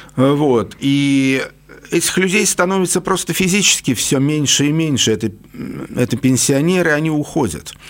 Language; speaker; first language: Russian; native; Russian